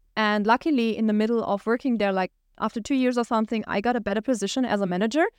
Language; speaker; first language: English; non-native, fluent; German